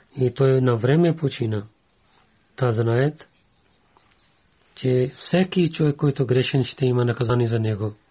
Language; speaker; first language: Bulgarian; non-native, learner; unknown